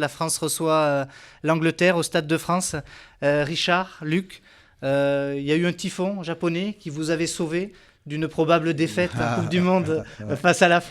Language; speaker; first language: French; native; French